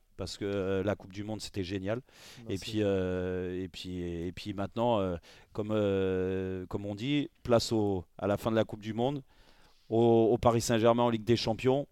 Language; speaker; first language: French; native; French